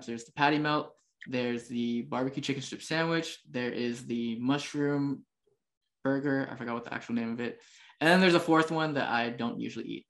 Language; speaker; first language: English; native; English